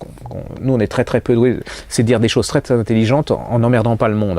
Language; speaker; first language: French; native; French